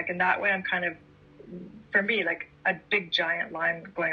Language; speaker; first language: English; native; English